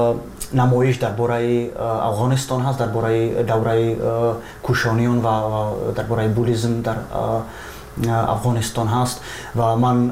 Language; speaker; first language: Persian; non-native, fluent; Czech